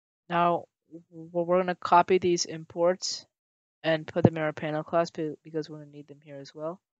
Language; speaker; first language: English; native; English